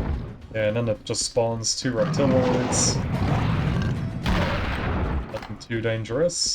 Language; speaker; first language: English; native; English